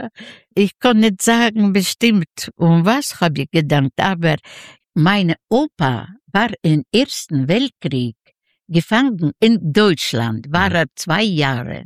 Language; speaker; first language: German; non-native, learner; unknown